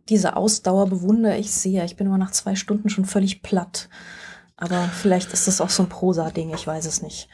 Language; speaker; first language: German; native; German